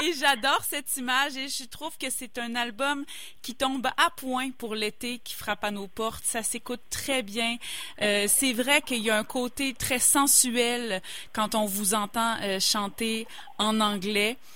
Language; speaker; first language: French; native; French